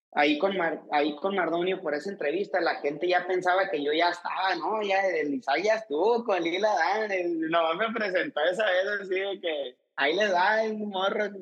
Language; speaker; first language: Spanish; native; Spanish